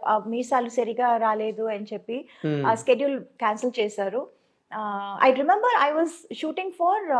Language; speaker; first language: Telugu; non-native, local second language; Tamil